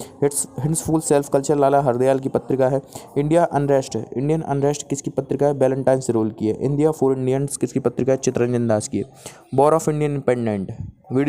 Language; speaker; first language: Hindi; native; Hindi